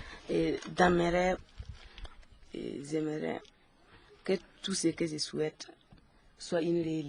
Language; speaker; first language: French; non-native, local second language; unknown